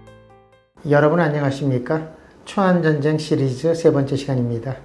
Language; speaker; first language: Korean; native; Korean